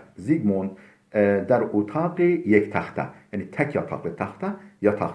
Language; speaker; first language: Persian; non-native, fluent; Turkish